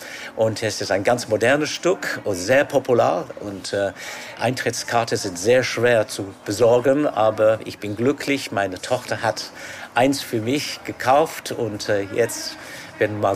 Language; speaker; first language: German; non-native, fluent; English